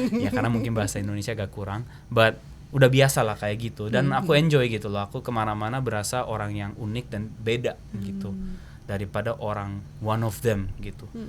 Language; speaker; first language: Indonesian; early bilingual, heritage; Japanese